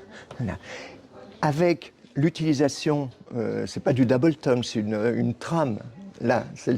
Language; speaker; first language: French; native; French